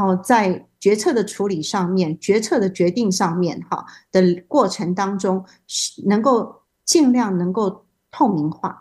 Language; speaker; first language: Chinese; native; Chinese